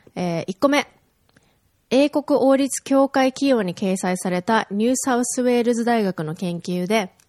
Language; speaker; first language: Japanese; early bilingual, heritage; Japanese